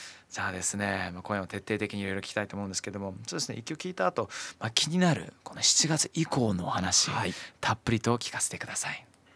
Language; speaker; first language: Japanese; native; Japanese